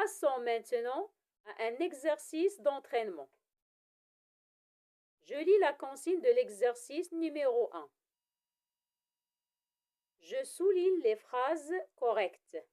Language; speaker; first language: French; non-native, local second language; Arabic